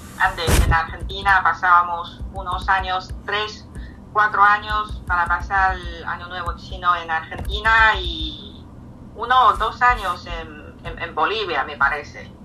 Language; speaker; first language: Spanish; non-native, fluent; Chinese